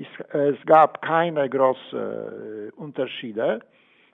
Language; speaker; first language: German; non-native, fluent; Polish